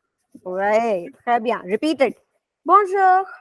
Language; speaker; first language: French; non-native, fluent; Hindi